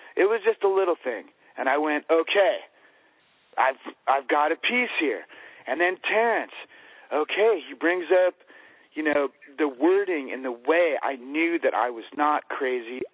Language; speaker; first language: English; native; English